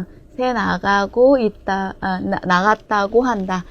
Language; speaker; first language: Korean; non-native, fluent; Vietnamese